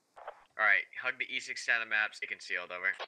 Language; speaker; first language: English; native; English